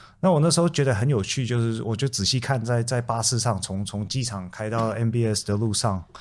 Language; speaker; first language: Chinese; native; Chinese